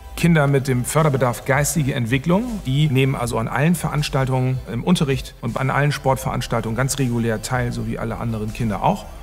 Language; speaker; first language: German; native; German